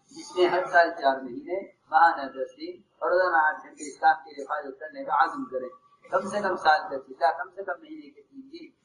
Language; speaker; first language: Urdu; native; Urdu